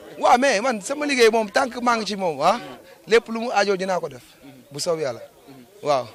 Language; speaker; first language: Wolof; native; Wolof